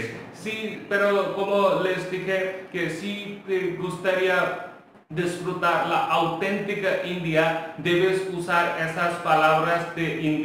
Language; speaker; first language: Spanish; non-native, local second language; Hindi